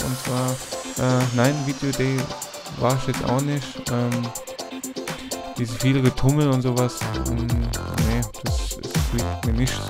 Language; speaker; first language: German; native; German